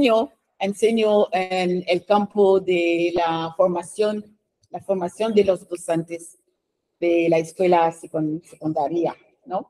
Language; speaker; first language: Spanish; non-native, fluent; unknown